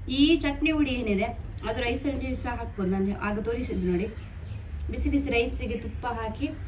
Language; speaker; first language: Kannada; non-native, local second language; Konkani